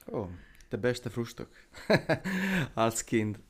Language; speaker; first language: German; non-native, learner; Italian